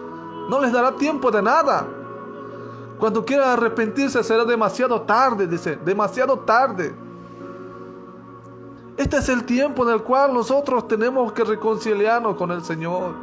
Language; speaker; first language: Spanish; native; Spanish